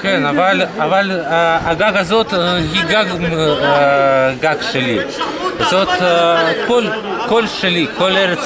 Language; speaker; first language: Hebrew; non-native, learner; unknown